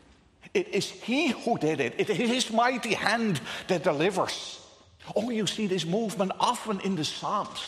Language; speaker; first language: English; non-native, fluent; Dutch